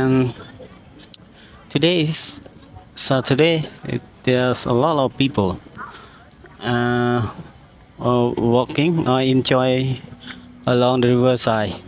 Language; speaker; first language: English; non-native, learner; Khmer